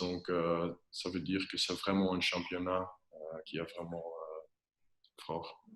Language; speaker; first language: French; non-native, local second language; Dutch